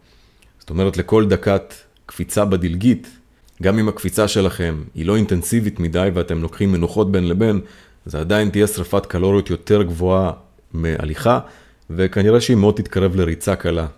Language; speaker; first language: Hebrew; native; Hebrew